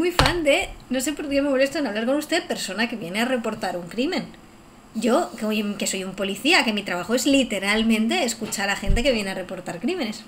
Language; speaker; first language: Spanish; native; Spanish